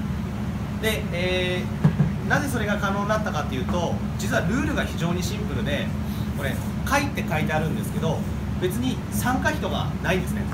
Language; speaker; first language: Japanese; native; Japanese